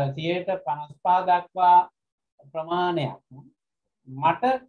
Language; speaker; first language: English; non-native, local second language; Sinhala